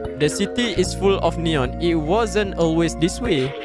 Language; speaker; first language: English; non-native, local second language; Malay